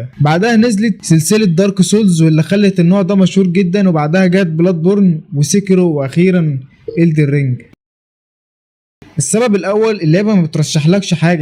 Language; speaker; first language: Arabic; native; Arabic